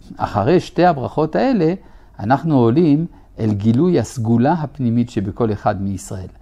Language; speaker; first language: Hebrew; native; Hebrew